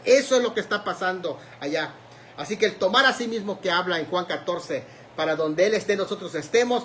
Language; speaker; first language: Spanish; native; Spanish